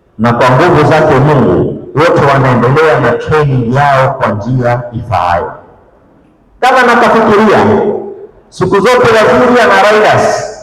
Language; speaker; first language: Swahili; native; Swahili